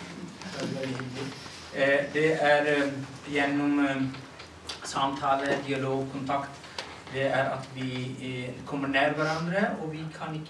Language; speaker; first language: Norwegian; non-native, fluent; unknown